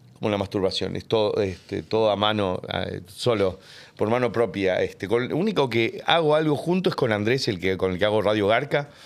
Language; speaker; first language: Spanish; native; Spanish